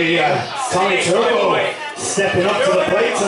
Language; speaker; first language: English; native; English